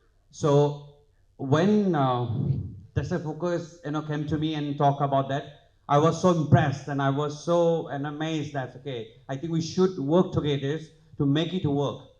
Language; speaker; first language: English; non-native, local second language; Bangla